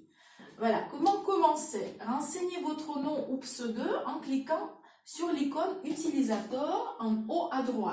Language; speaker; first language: French; non-native, fluent; Russian